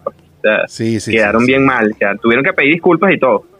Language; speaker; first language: Spanish; native; Spanish